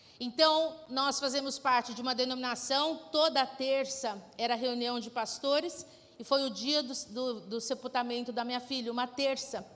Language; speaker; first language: Portuguese; native; Portuguese